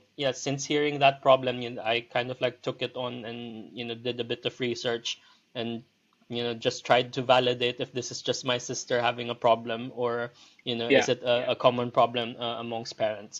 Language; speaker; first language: English; non-native, local second language; Filipino